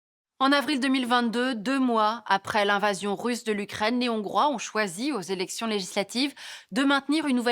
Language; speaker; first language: French; native; French